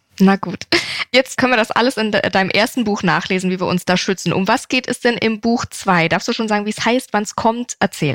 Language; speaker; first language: German; native; German